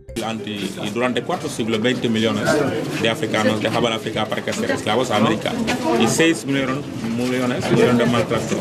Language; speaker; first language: Spanish; non-native, learner; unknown